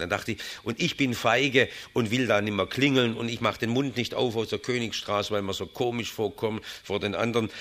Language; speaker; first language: German; native; German